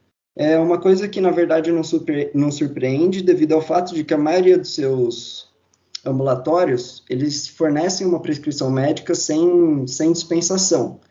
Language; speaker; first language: Portuguese; native; Portuguese